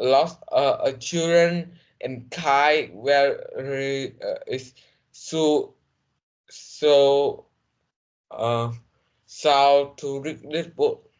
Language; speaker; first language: English; non-native, learner; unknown